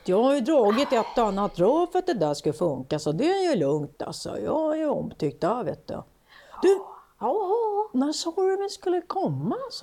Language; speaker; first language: Swedish; native; Swedish